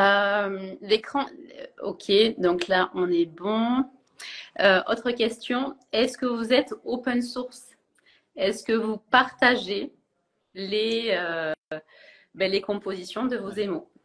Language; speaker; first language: French; native; French